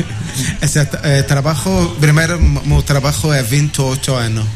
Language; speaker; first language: Spanish; non-native, learner; Arabic